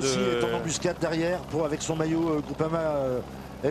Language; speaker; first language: French; native; French